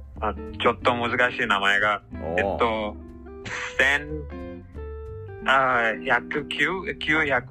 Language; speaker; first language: Japanese; non-native, learner; English